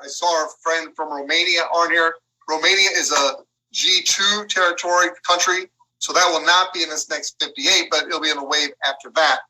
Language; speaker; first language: English; native; English